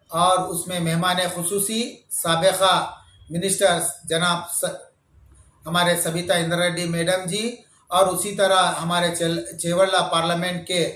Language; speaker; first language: Urdu; native; Urdu